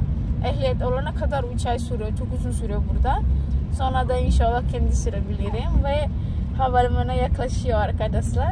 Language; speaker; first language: Turkish; non-native, learner; Indonesian